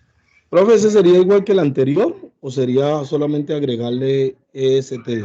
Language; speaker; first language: Spanish; native; Spanish